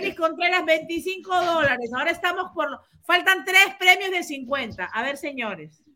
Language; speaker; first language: Spanish; native; Spanish